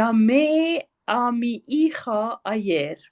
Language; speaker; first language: Spanish; non-native, learner; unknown